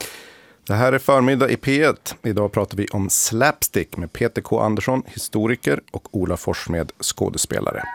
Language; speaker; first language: Swedish; native; Swedish